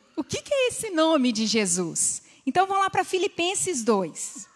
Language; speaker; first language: Portuguese; native; Portuguese